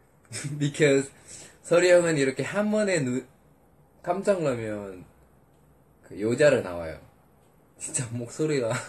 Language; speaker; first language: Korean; non-native, fluent; Indonesian